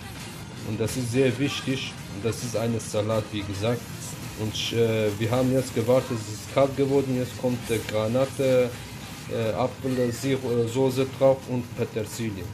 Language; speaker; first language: German; non-native, fluent; Kurdish